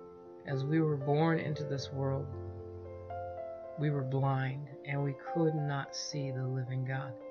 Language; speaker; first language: English; native; English